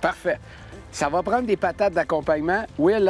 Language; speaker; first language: French; native; French